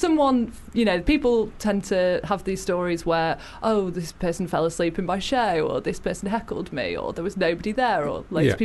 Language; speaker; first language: English; native; English